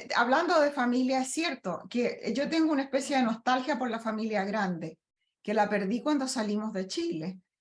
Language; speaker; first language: Spanish; native; Spanish